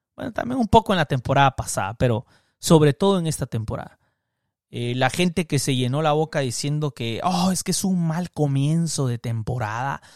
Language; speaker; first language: Spanish; native; Spanish